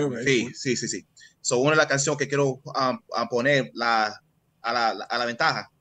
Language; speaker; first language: Spanish; early bilingual, heritage; English